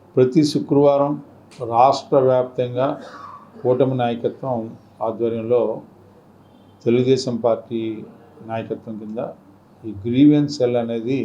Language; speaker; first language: Telugu; native; Telugu